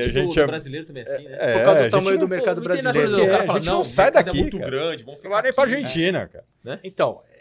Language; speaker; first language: Portuguese; early bilingual, other home language; Korean